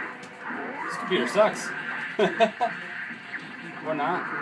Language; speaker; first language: English; native; English